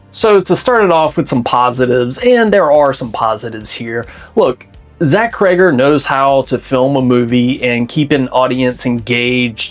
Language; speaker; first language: English; native; English